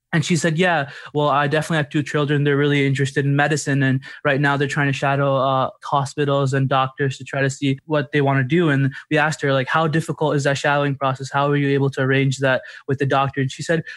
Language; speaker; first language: English; native; English